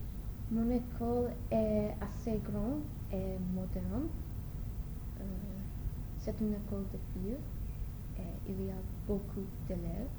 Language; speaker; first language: French; non-native, learner; English